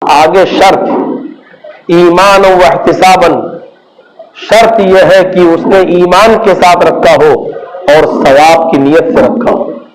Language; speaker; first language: Urdu; native; Urdu